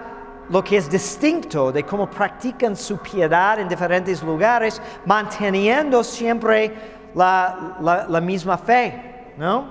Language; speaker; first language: Spanish; non-native, fluent; English